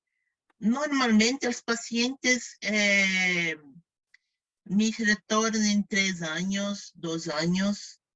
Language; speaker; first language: Spanish; non-native, fluent; Portuguese